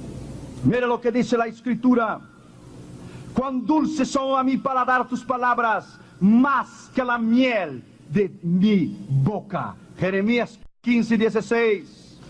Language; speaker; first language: Spanish; non-native, fluent; Portuguese